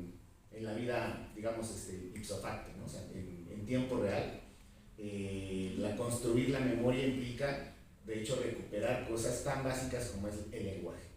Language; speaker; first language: Spanish; native; Spanish